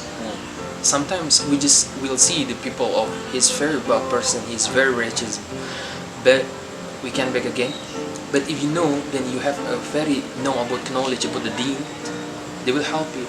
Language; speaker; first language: English; non-native, learner; Arabic